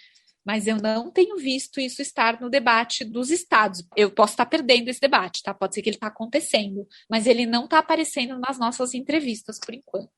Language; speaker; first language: Portuguese; native; Portuguese